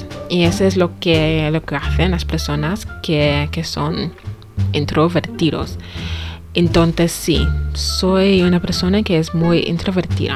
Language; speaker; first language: Spanish; non-native, fluent; English